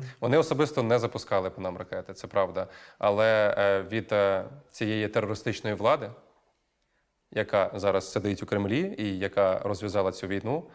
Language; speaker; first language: Ukrainian; native; Ukrainian